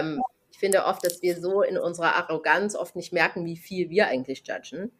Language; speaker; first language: German; native; German